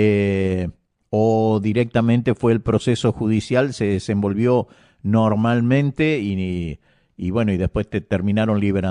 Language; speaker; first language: Spanish; native; Spanish